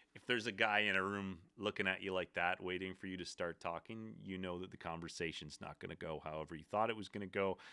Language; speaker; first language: English; native; English